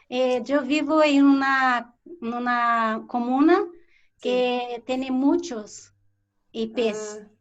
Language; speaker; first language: Spanish; non-native, learner; Portuguese